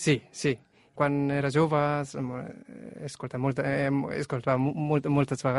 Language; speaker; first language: Catalan; non-native, learner; Korean